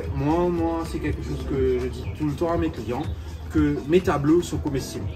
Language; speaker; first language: French; non-native, local second language; Morisyen